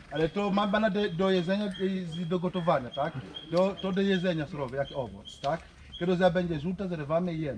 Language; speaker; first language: Polish; non-native, learner; Swahili